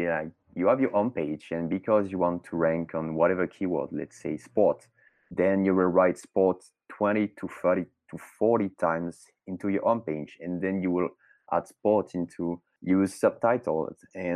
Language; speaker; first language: English; non-native, fluent; French